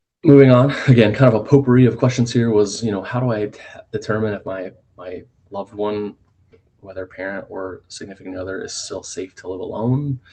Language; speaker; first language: English; native; English